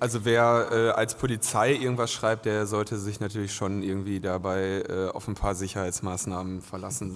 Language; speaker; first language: German; native; German